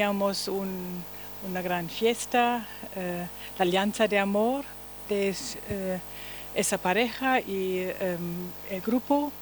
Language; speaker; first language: Spanish; non-native, learner; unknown